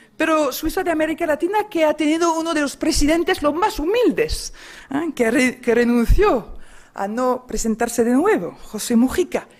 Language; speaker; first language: Spanish; non-native, fluent; French